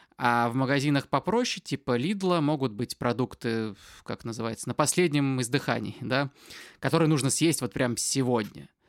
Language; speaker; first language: Russian; native; Russian